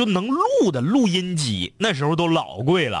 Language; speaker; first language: Chinese; native; Chinese